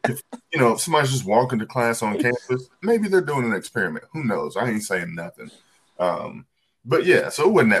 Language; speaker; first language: English; native; English